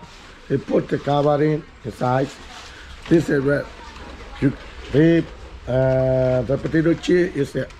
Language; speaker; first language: English; non-native, learner; Burmese